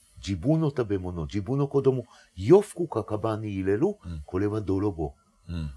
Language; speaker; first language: Japanese; non-native, fluent; Hebrew